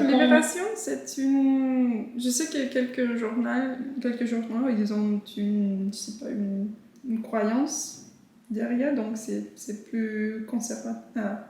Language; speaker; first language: French; non-native, fluent; English